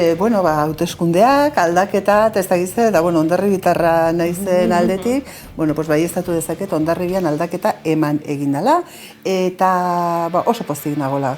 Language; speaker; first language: Basque; native; Basque